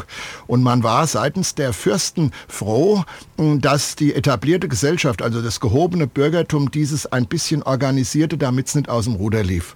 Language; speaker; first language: German; native; German